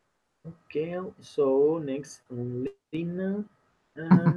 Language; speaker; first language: English; non-native, learner; Spanish